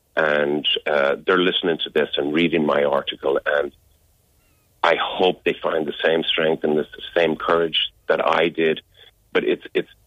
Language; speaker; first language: English; native; English